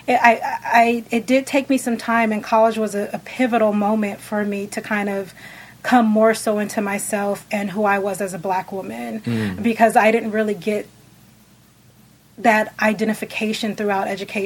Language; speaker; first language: English; native; English